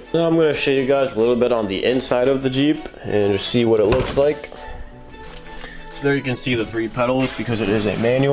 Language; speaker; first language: English; native; English